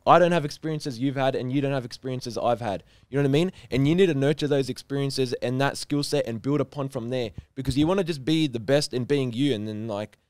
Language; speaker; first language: English; native; English